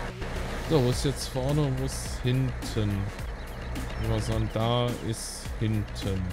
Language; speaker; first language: German; native; German